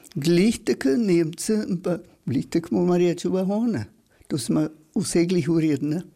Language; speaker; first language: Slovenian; native; Slovenian